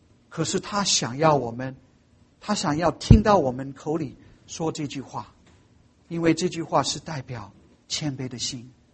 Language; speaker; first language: Chinese; non-native, fluent; English